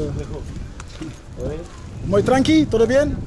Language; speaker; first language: Spanish; non-native, learner; English